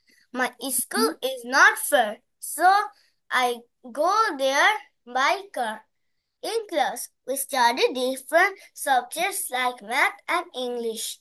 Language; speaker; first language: English; non-native, learner; Bangla